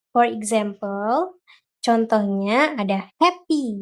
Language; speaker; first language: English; non-native, learner; Indonesian